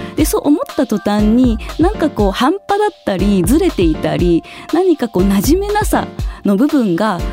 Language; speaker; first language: Japanese; native; Japanese